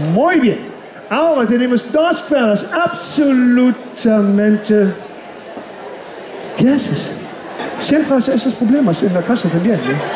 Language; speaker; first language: Spanish; non-native, fluent; German